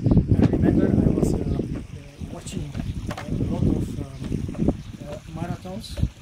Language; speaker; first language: English; non-native, fluent; Dutch